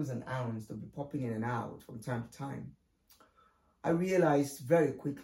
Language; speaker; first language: English; non-native, local second language; Yoruba